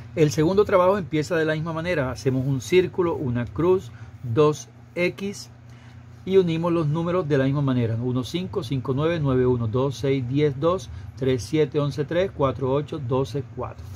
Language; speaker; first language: Spanish; native; Spanish